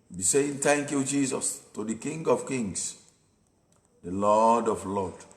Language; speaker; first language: English; non-native, local second language; Yoruba